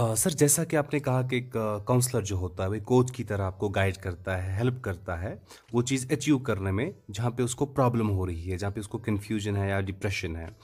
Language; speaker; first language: Urdu; non-native, local second language; Kashmiri